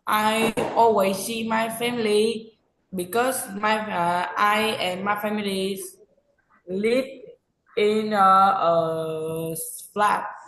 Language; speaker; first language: English; non-native, learner; Vietnamese